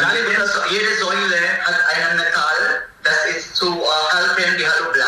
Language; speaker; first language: German; non-native, learner; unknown